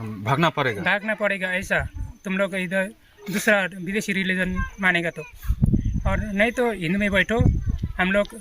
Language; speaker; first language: Hindi; non-native, local second language; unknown